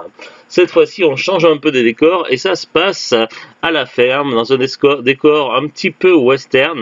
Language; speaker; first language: French; native; French